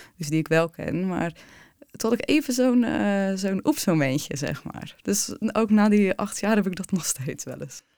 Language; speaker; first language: Dutch; native; Dutch